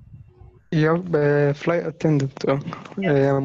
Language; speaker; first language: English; non-native, learner; Arabic